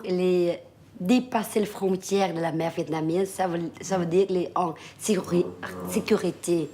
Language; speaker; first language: French; early bilingual, other home language; Vietnamese